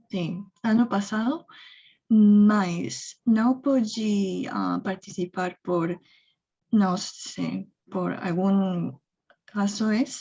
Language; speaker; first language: Portuguese; non-native, fluent; Korean